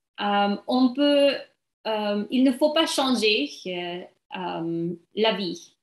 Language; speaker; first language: French; non-native, learner; English